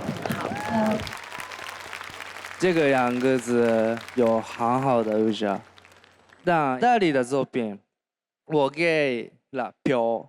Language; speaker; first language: Chinese; non-native, learner; Korean